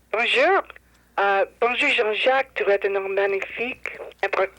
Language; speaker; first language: French; non-native, learner; English